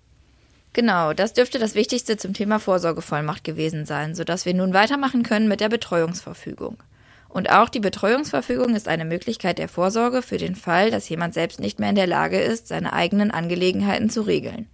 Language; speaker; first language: German; native; German